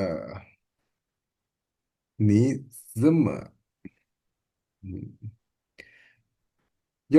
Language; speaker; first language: Chinese; non-native, learner; Indonesian